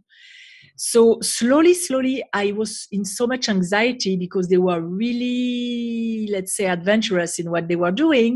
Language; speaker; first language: English; non-native, fluent; French